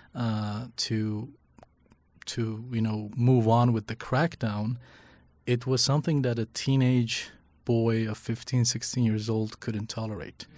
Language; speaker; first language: English; non-native, fluent; Persian